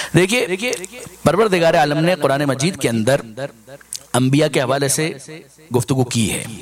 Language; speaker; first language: Urdu; non-native, local second language; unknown